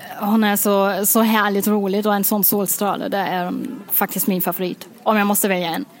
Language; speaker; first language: Swedish; non-native, fluent; German